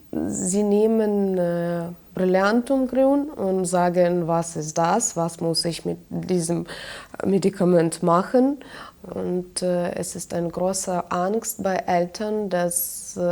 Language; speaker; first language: German; non-native, fluent; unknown